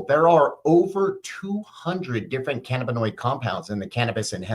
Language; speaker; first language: English; native; English